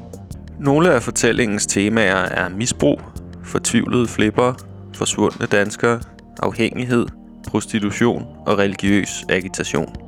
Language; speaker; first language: Danish; native; Danish